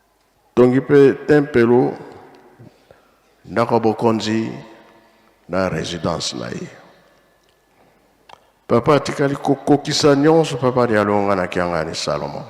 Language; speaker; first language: Lingala; non-native, local second language; Kongo